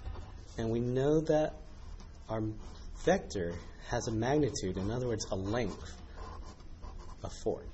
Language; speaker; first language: English; native; English